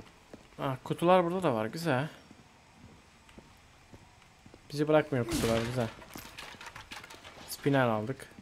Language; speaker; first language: Turkish; native; Turkish